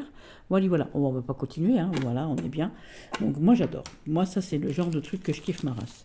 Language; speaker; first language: French; native; French